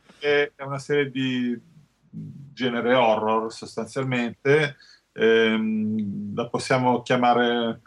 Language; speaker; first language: Italian; native; Italian